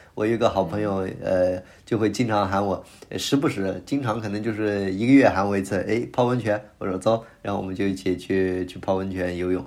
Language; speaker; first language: Chinese; native; Chinese